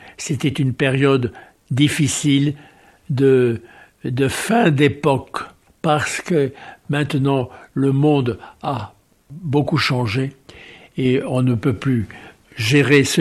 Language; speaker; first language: French; native; French